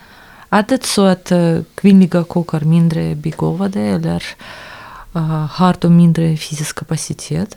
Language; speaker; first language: Swedish; non-native, fluent; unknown